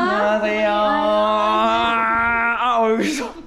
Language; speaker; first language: Korean; non-native, learner; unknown